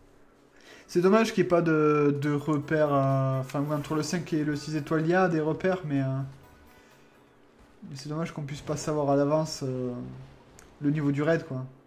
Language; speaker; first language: French; native; French